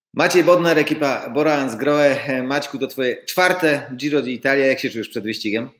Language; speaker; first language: Polish; native; Polish